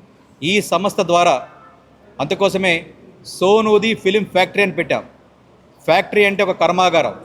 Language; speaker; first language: Telugu; native; Telugu